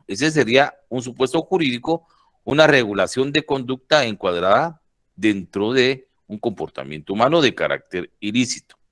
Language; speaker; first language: Spanish; native; Spanish